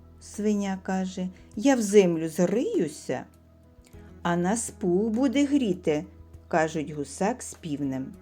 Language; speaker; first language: Ukrainian; native; Ukrainian